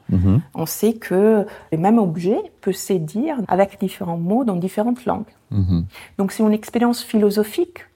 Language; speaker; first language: French; non-native, fluent; Italian